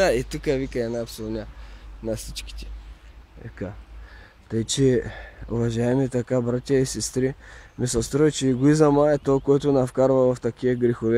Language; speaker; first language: Bulgarian; native; Bulgarian